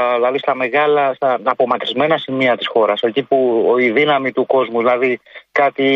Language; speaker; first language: Greek; native; Greek